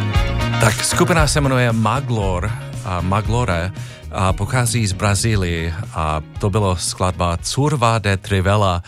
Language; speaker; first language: Czech; non-native, fluent; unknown